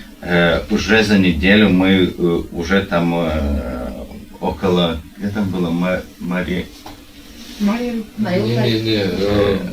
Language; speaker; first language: Russian; non-native, learner; Lithuanian